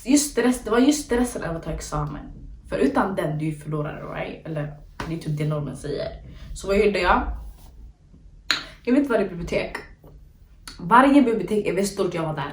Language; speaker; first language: Swedish; early bilingual, other home language; Somali